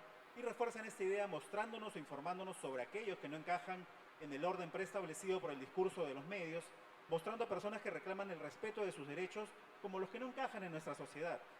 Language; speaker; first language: Spanish; native; Spanish